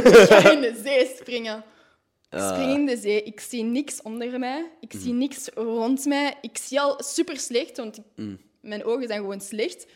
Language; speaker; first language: Dutch; non-native, local second language; French